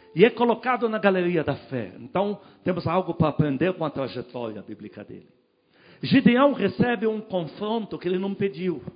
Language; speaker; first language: Portuguese; non-native, fluent; Arabic